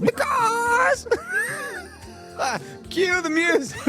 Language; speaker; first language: English; native; English